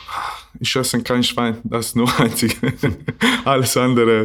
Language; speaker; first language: German; non-native, learner; Bosnian